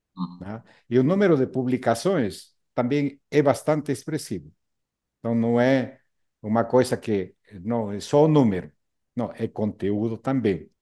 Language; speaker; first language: Portuguese; non-native, fluent; Spanish